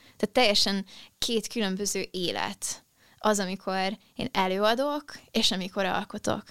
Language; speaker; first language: Hungarian; early bilingual, heritage; Hungarian